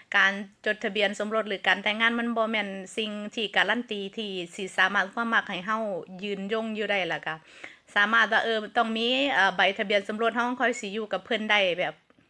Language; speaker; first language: Thai; native; Thai